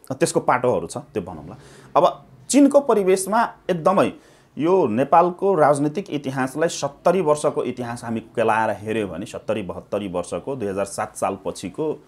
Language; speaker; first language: Nepali; non-native, local second language; Maithili